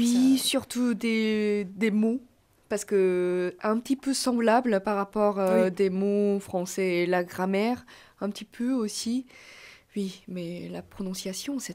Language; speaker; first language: French; non-native, fluent; Korean